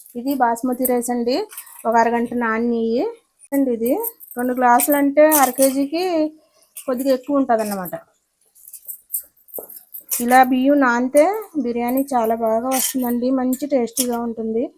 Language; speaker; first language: Telugu; native; Telugu